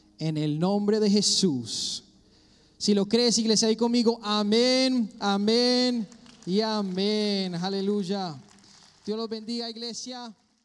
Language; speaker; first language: Spanish; early bilingual, heritage; Spanish